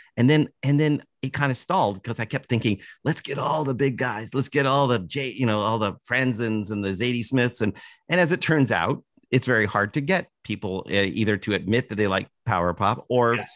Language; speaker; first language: English; native; English